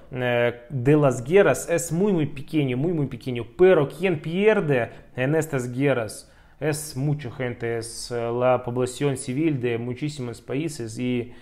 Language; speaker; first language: Spanish; non-native, fluent; Russian